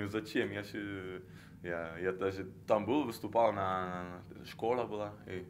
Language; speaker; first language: Russian; non-native, learner; Italian